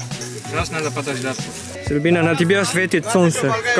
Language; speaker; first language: Russian; non-native, learner; Malay